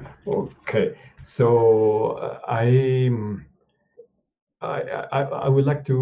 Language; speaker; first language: English; non-native, learner; Spanish